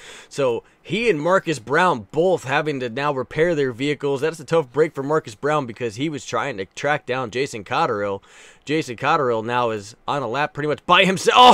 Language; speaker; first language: English; native; English